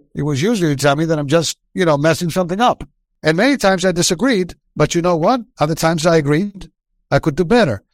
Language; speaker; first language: English; non-native, fluent; Greek